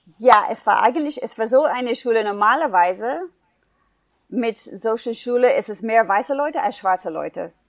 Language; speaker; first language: German; non-native, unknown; English